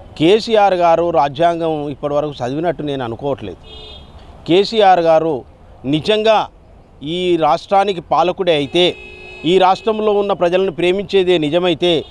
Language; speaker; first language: Telugu; native; Telugu